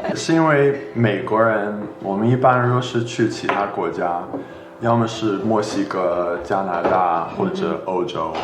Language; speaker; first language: Chinese; non-native, fluent; English